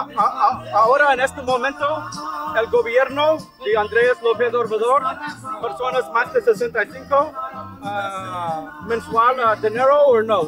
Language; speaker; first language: Spanish; non-native, learner; English